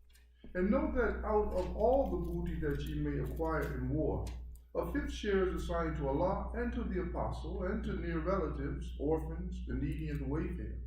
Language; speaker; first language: English; native; English